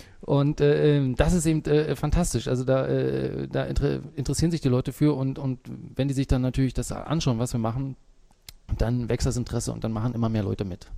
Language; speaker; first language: German; native; German